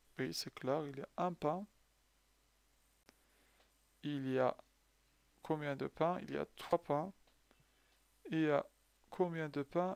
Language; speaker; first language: French; non-native, fluent; Persian